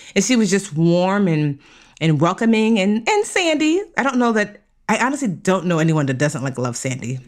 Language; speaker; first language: English; native; English